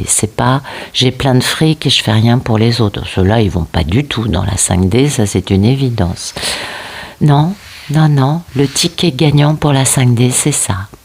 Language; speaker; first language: French; native; French